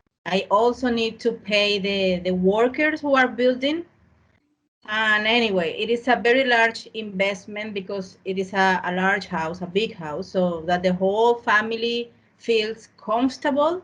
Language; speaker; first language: English; non-native, learner; Spanish